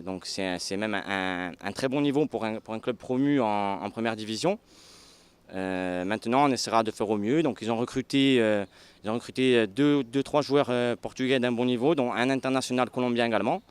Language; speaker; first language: French; native; French